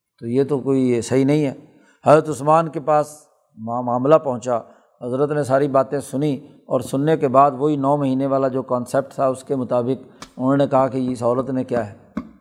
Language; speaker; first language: Urdu; non-native, local second language; Punjabi